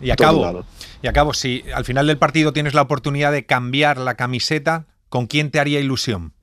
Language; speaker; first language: Spanish; native; Spanish